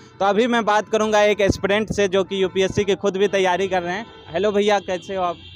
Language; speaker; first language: Hindi; native; Hindi